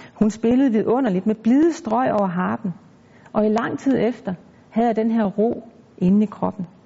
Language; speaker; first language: Danish; native; Danish